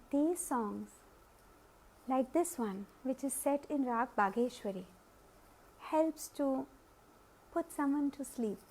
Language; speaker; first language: English; non-native, local second language; Hindi